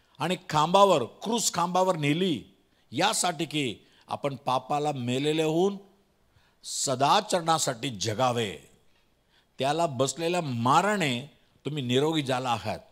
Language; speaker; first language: Marathi; non-native, local second language; Tamil